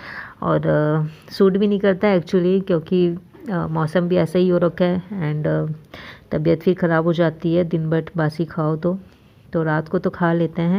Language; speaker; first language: Hindi; native; Hindi